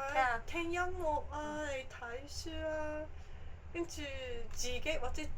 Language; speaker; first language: Cantonese; non-native, fluent; Japanese